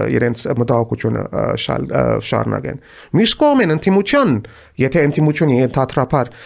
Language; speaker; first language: Armenian; native; Armenian